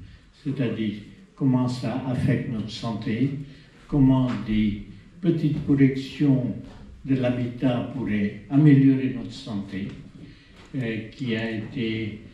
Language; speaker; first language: French; non-native, fluent; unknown